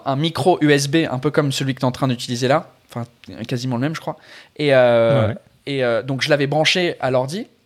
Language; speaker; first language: French; non-native, fluent; English